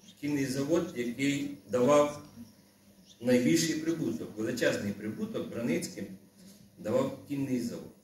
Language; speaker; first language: Ukrainian; native; Ukrainian